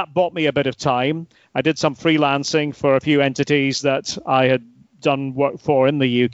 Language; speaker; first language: English; native; English